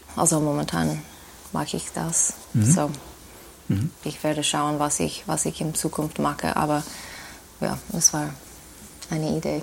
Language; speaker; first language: German; non-native, fluent; English